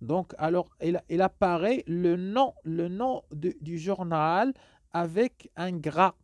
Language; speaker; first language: French; non-native, local second language; Arabic